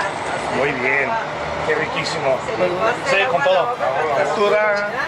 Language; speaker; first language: Spanish; non-native, learner; English